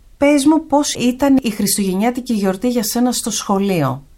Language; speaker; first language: Greek; native; Greek